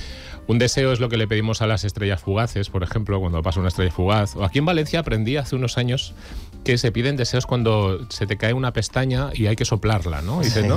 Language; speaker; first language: Spanish; native; Spanish